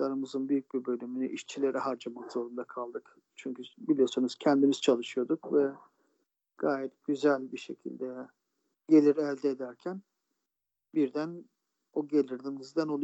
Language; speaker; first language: Turkish; native; Turkish